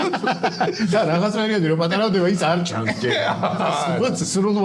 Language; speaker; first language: Georgian; native; Georgian